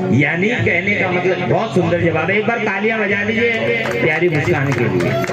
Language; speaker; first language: Hindi; native; Hindi